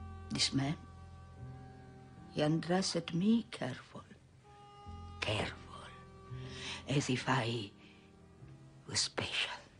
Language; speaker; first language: English; non-native, fluent; Italian